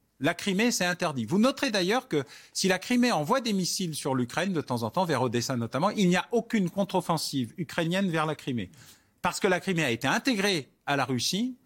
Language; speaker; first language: French; native; French